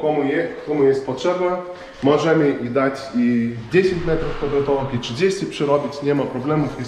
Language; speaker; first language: Polish; non-native, learner; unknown